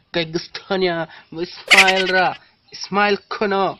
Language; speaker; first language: Cebuano; non-native, learner; Korean